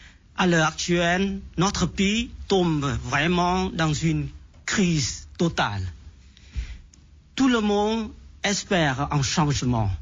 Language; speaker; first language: French; non-native, fluent; Vietnamese